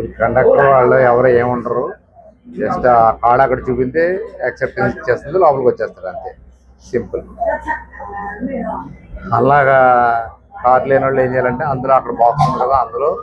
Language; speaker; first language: Telugu; native; Telugu